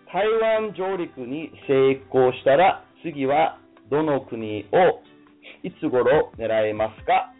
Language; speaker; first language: Japanese; non-native, fluent; English